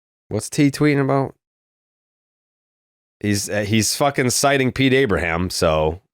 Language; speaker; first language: English; native; English